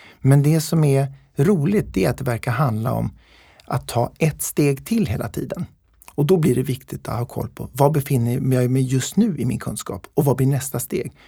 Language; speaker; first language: Swedish; native; Swedish